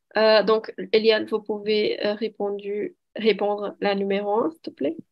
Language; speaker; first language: French; non-native, learner; Portuguese